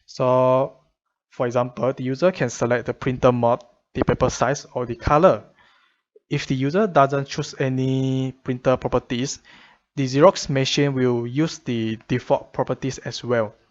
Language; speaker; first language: English; non-native, fluent; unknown